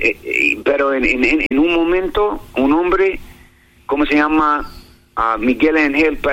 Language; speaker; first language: Spanish; non-native, learner; English